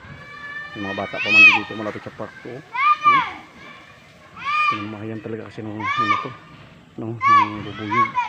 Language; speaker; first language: Filipino; native; Filipino